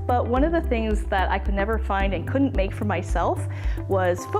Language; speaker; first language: English; native; English